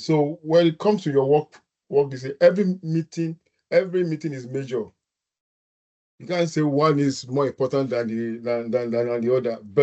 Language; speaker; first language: English; non-native, local second language; Yoruba